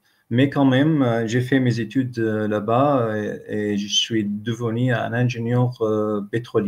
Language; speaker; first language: French; non-native, fluent; Arabic